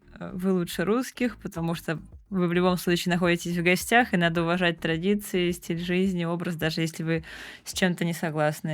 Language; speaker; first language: Russian; native; Russian